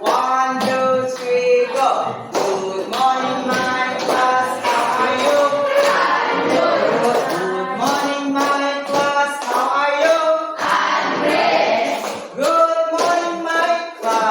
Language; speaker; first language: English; non-native, learner; Indonesian